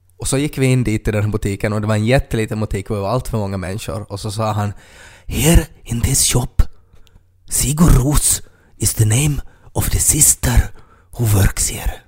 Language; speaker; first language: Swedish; native; Swedish